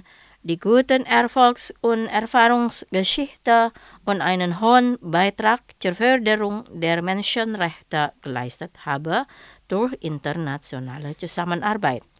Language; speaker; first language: German; non-native, fluent; Indonesian